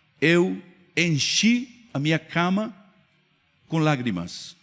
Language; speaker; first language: Portuguese; non-native, fluent; Spanish